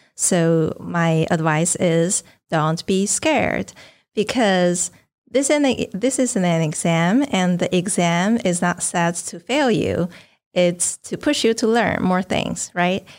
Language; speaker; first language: English; non-native, fluent; Chinese